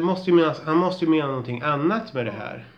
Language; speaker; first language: Swedish; native; Swedish